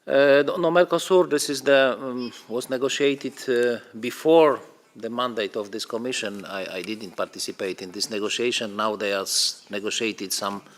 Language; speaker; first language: English; non-native, fluent; Polish